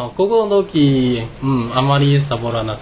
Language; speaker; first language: Japanese; non-native, learner; Chinese